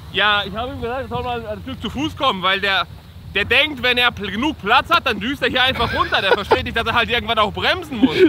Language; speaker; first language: German; native; German